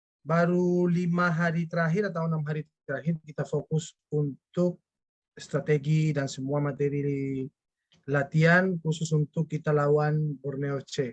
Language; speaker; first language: Indonesian; non-native, fluent; Spanish